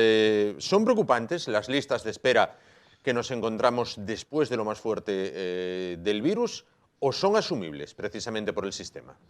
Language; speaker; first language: Spanish; native; Spanish